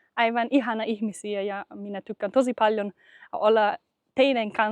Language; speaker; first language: Finnish; non-native, fluent; German